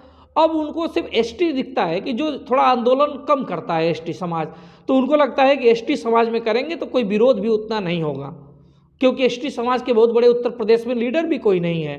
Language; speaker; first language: Hindi; native; Hindi